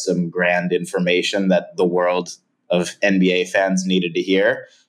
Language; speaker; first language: English; native; English